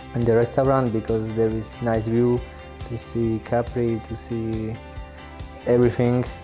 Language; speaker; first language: English; non-native, learner; Slovak